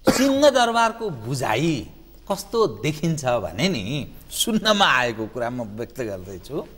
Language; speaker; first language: Nepali; native; Nepali